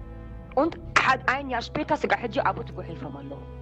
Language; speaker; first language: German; early bilingual, other home language; Tigrinya